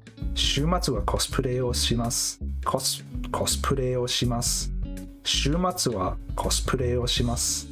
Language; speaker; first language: Japanese; non-native, learner; English